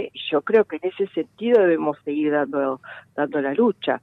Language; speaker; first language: Spanish; native; Spanish